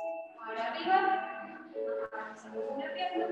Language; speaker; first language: Spanish; native; Spanish